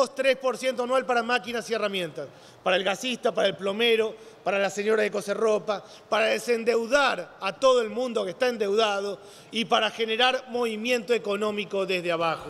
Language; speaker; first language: Spanish; native; Spanish